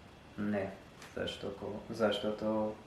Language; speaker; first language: Bulgarian; non-native, learner; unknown